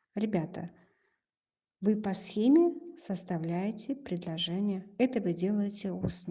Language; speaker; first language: Russian; non-native, local second language; Kazakh